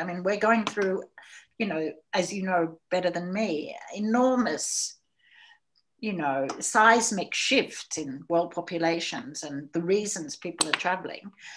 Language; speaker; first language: English; native; English